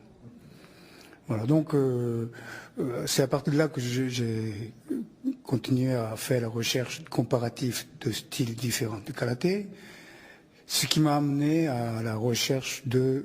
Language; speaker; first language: French; non-native, fluent; Japanese